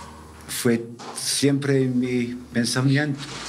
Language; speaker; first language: Spanish; non-native, fluent; English